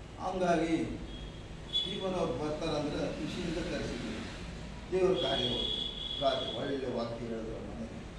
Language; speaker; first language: Kannada; non-native, local second language; Telugu